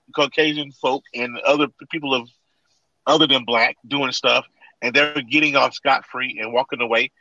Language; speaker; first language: English; native; English